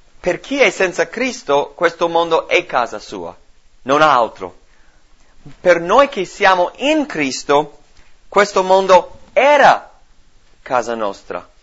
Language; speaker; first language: Italian; non-native, fluent; English